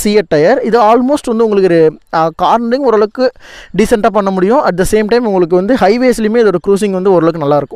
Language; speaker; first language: Tamil; native; Tamil